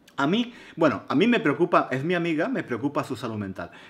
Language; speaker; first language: Spanish; native; Spanish